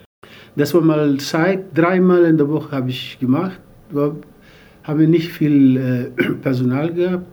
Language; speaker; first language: German; non-native, learner; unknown